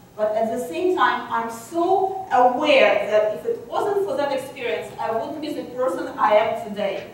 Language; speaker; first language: English; non-native, fluent; Russian